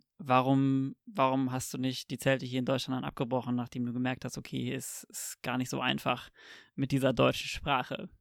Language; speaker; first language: German; native; German